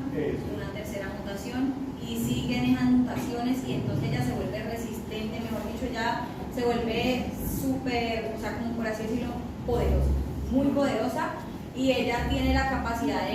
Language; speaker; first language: Spanish; native; Spanish